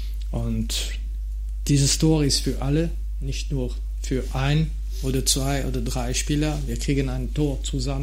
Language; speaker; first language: German; non-native, fluent; French